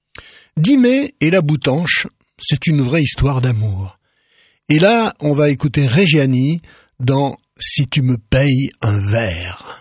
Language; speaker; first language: French; native; French